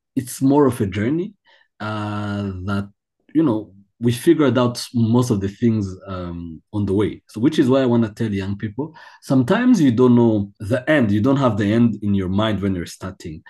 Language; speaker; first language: English; non-native, local second language; Kinyarwanda